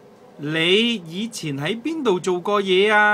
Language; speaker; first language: Cantonese; native; Cantonese